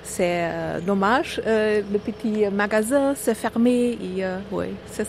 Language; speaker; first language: French; non-native, learner; German